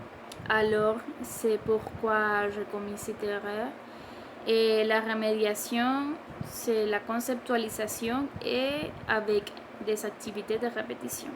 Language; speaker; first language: French; non-native, learner; Spanish